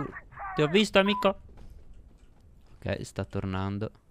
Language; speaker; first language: Italian; native; Italian